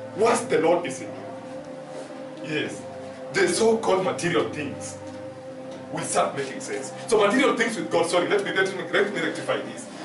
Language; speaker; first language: English; non-native, local second language; Swahili